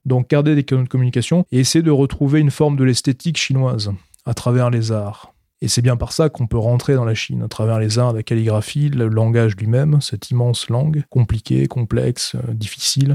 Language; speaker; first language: French; native; French